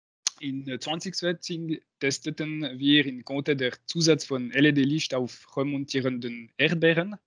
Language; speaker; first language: German; non-native, local second language; French